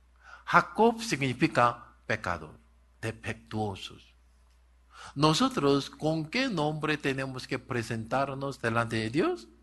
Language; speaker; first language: Spanish; non-native, learner; Korean